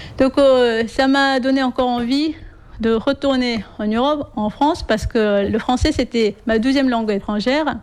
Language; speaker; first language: French; non-native, fluent; Korean